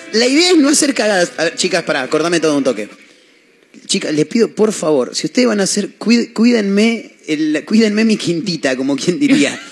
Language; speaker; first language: Spanish; native; Spanish